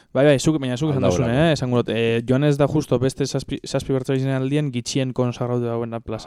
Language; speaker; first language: Basque; native; Basque